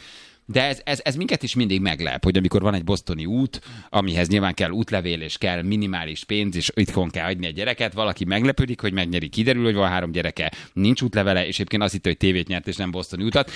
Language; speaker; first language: Hungarian; native; Hungarian